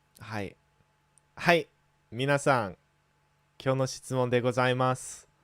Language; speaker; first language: Japanese; non-native, fluent; English